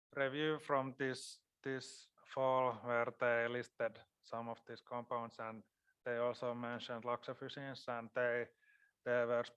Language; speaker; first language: English; non-native, fluent; Finnish